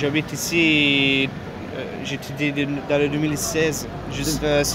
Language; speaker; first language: French; non-native, learner; Italian